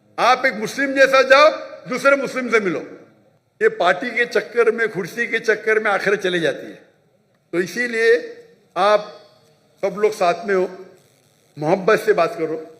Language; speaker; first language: Hindi; non-native, local second language; Konkani